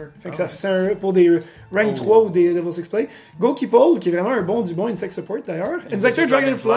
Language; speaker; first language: French; native; French